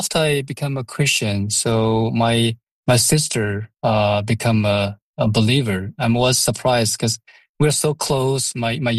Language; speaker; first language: English; non-native, fluent; Chinese